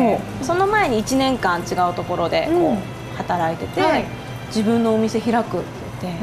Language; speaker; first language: Japanese; native; Japanese